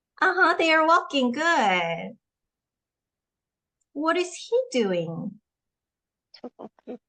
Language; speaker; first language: English; non-native, fluent; Korean